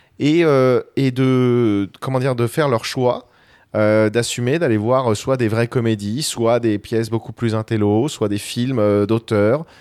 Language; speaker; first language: French; native; French